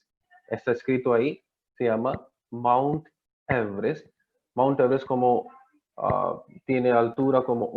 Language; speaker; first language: Spanish; non-native, learner; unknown